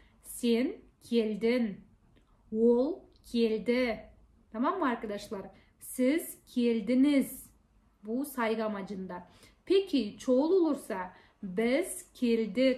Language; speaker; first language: Turkish; non-native, fluent; Kazakh